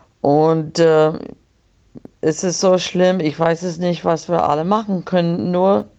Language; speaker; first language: German; non-native, fluent; English